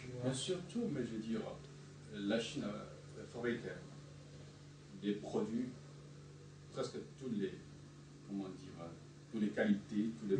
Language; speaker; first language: French; non-native, fluent; Chinese